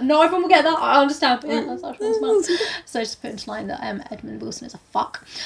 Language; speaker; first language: English; native; English